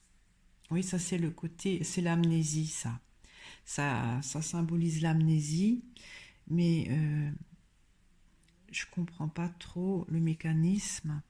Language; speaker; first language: French; native; French